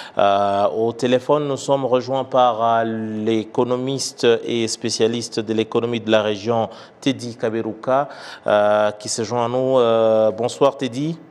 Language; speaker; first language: French; non-native, local second language; Kinyarwanda